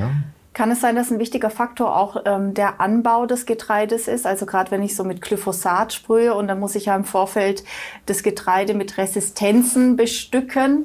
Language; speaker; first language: German; native; German